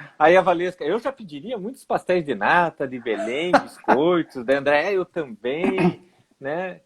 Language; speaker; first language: Portuguese; native; Portuguese